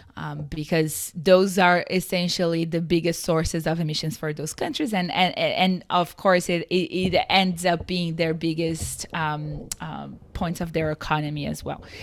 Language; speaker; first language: English; non-native, fluent; Portuguese